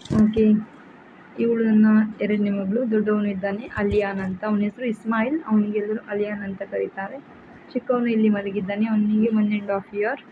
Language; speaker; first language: Kannada; non-native, local second language; Urdu